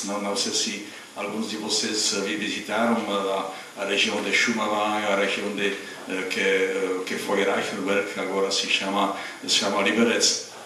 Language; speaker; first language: Portuguese; non-native, fluent; Czech